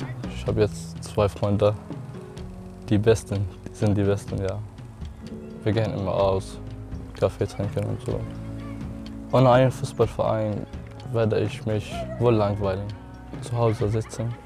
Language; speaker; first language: German; non-native, learner; Arabic